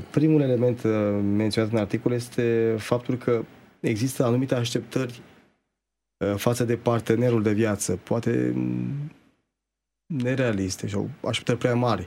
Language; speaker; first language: Romanian; native; Romanian